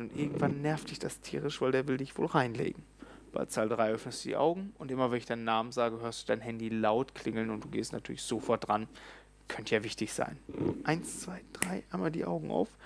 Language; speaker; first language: German; native; German